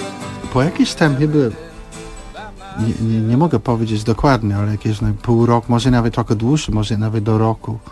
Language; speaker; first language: Polish; non-native, fluent; English